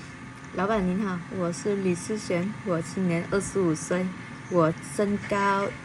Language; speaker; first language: Chinese; non-native, learner; Vietnamese